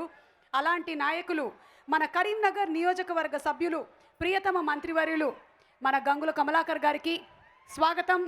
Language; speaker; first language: Telugu; native; Telugu